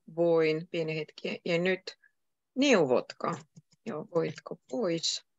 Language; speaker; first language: Finnish; native; Finnish